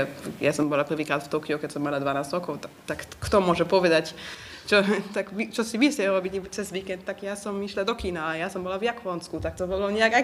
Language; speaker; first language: Slovak; early bilingual, heritage; Slovak